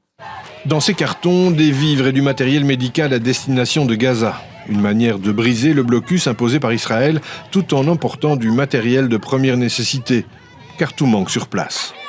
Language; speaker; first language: French; native; French